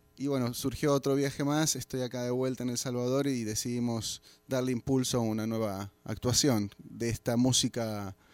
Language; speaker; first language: Spanish; native; Spanish